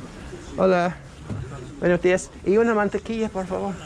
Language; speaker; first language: Spanish; non-native, learner; English